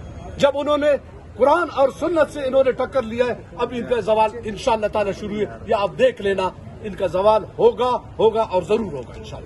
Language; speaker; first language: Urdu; non-native, local second language; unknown